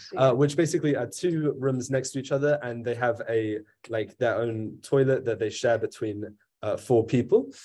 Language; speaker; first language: English; native; English